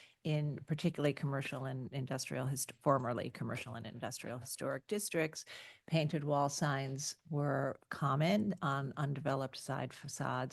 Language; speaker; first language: English; native; English